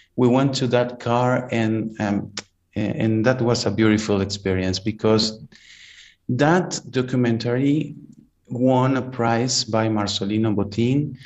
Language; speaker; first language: English; non-native, fluent; Spanish